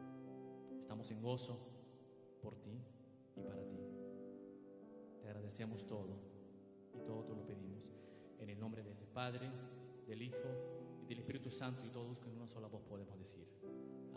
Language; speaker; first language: Spanish; native; Spanish